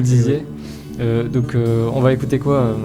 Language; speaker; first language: French; native; French